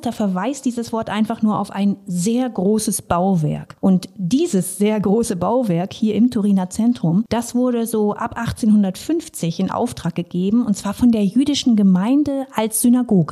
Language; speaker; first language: German; native; German